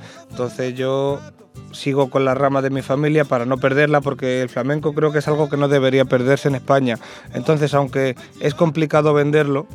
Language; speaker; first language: Spanish; native; Spanish